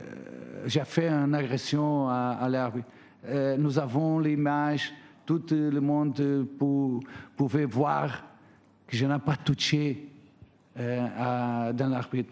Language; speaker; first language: French; non-native, fluent; Portuguese